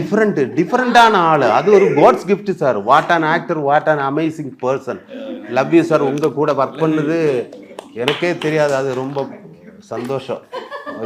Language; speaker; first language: Tamil; non-native, learner; Malayalam